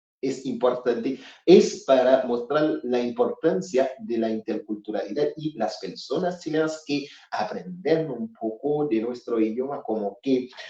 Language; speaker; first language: Spanish; non-native, fluent; Haitian Creole